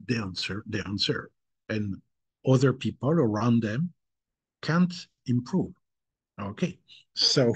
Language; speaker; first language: English; non-native, fluent; French